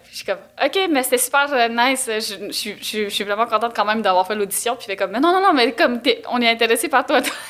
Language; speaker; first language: French; non-native, local second language; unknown